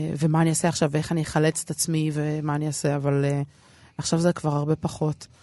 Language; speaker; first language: Hebrew; early bilingual, other home language; Russian